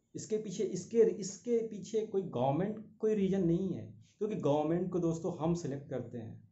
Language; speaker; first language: Hindi; native; Hindi